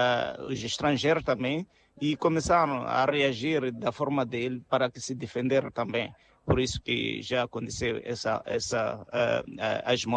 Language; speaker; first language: Portuguese; non-native, local second language; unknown